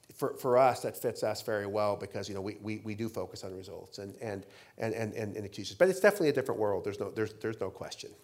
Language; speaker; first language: English; native; English